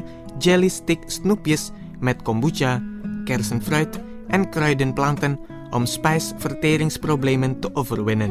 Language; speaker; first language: Dutch; non-native, fluent; Indonesian